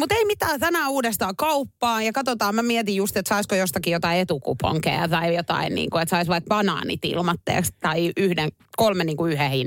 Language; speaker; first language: Finnish; native; Finnish